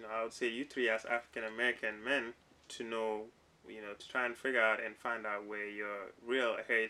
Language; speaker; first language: English; non-native, local second language; Wolof